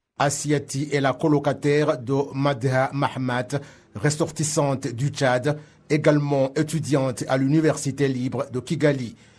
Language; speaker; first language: French; non-native, local second language; Kinyarwanda